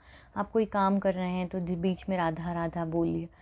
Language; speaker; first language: Hindi; native; Hindi